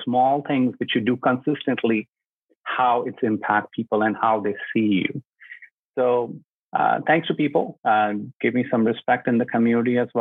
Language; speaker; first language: English; non-native, local second language; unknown